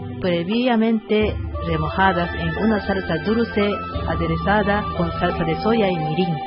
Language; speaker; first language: Spanish; non-native, learner; Japanese